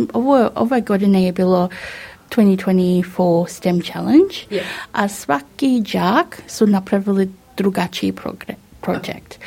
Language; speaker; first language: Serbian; early bilingual, heritage; Serbian